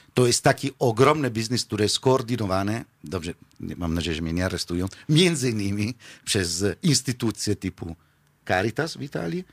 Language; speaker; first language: Polish; non-native, fluent; Italian